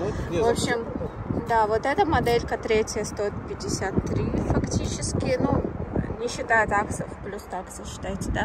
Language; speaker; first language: Russian; native; Russian